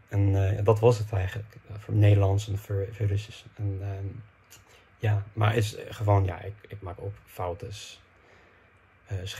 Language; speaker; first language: Dutch; non-native, fluent; English